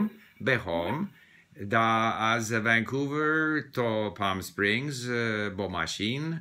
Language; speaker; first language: Persian; non-native, learner; English